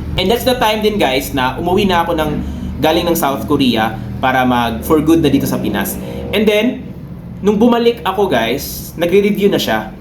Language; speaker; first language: Filipino; non-native, local second language; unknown